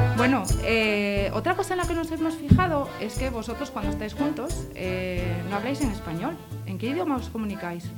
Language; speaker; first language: Spanish; native; Spanish